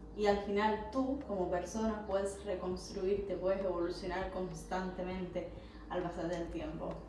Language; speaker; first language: Spanish; native; Spanish